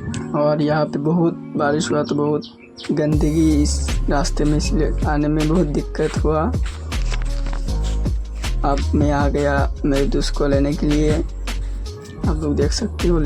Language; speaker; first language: Hindi; non-native, local second language; Bangla